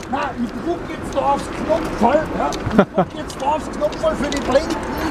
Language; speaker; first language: German; native; German